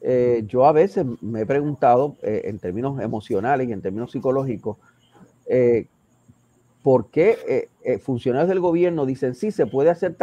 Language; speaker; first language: Spanish; native; Spanish